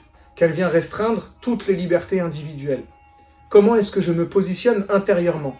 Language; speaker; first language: French; native; French